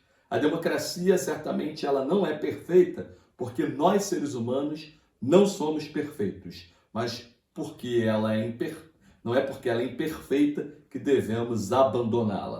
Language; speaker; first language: Portuguese; native; Portuguese